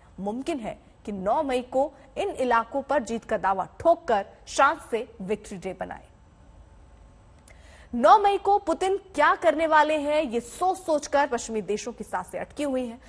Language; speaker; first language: Hindi; native; Hindi